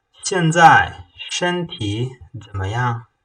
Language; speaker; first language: Chinese; non-native, fluent; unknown